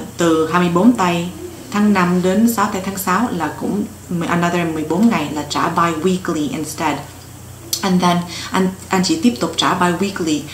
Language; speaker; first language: Vietnamese; early bilingual, heritage; Vietnamese